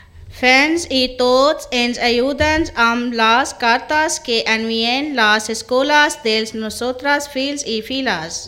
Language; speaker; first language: Catalan; non-native, learner; Spanish